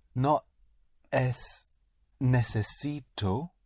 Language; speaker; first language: Spanish; non-native, learner; English